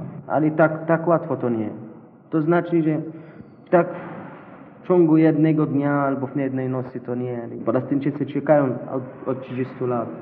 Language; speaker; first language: Polish; non-native, fluent; Arabic